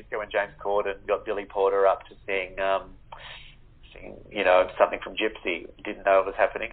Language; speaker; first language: English; native; English